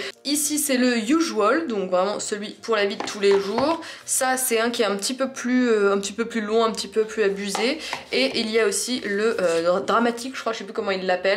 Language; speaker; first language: French; native; French